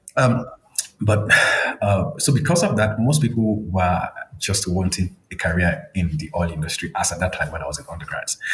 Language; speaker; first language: English; non-native, local second language; Yoruba